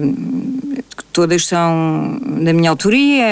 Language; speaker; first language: Portuguese; native; Portuguese